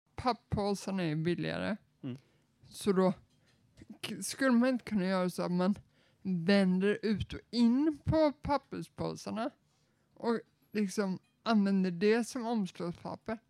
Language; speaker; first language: Swedish; native; Swedish